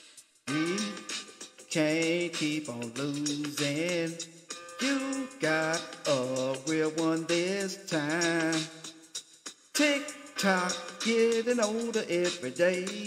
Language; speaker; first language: English; native; English